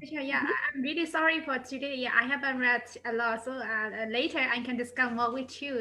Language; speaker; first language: English; non-native, learner; Burmese